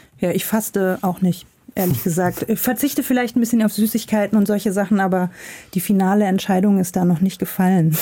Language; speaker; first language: German; native; German